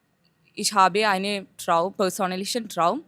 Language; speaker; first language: German; non-native, learner; Malayalam